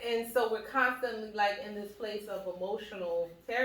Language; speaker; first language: English; native; English